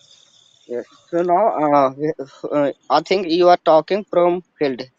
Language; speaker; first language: English; non-native, learner; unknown